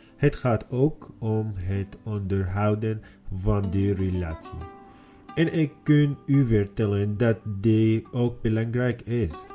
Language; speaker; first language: Dutch; non-native, learner; Arabic